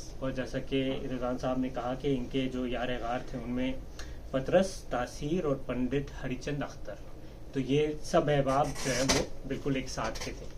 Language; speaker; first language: Urdu; native; Urdu